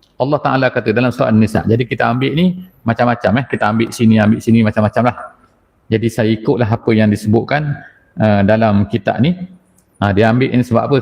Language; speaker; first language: Malay; native; Malay